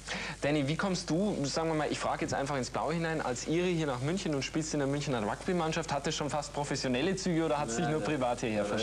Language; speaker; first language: German; native; German